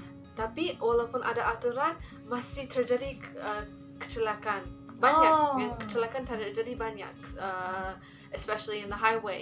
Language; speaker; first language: Indonesian; non-native, fluent; English